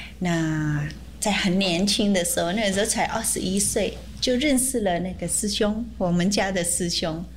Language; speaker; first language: Chinese; non-native, fluent; Indonesian